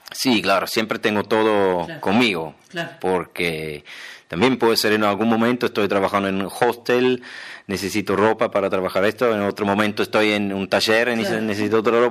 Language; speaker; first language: Spanish; non-native, fluent; German